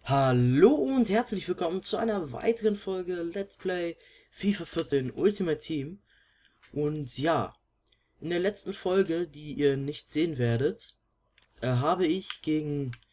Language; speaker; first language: German; native; German